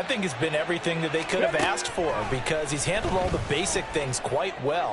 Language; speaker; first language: English; native; English